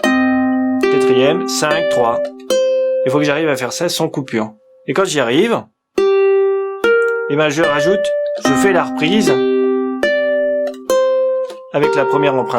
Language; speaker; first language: French; native; French